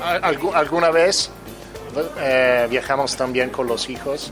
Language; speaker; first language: Portuguese; non-native, learner; Italian